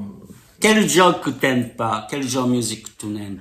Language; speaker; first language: French; non-native, learner; Japanese